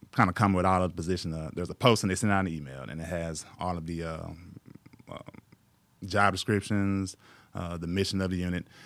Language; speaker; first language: English; native; English